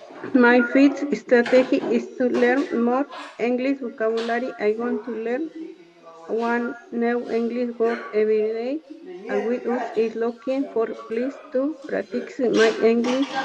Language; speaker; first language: English; non-native, learner; Spanish